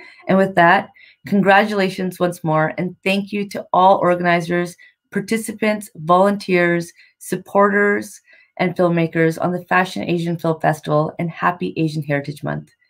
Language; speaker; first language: English; native; English